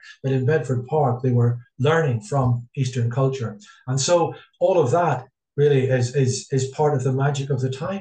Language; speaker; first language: English; native; English